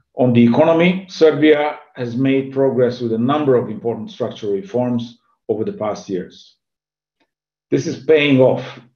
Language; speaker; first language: English; non-native, fluent; Hungarian